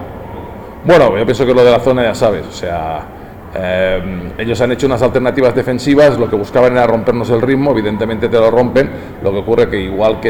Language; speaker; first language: Spanish; native; Spanish